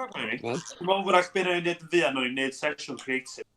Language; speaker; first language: Welsh; native; Welsh